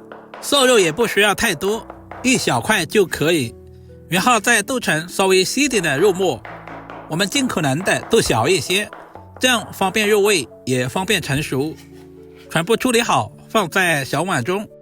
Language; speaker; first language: Chinese; native; Chinese